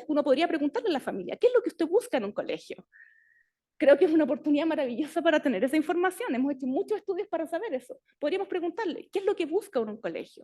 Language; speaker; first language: Spanish; native; Spanish